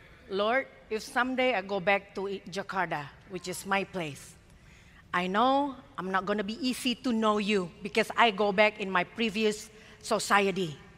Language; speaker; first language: English; non-native, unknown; Indonesian